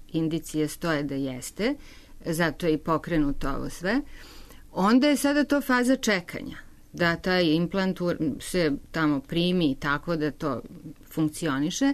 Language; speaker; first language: Serbian; native; Serbian